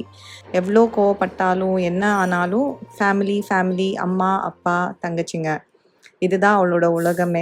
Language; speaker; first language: Tamil; native; Tamil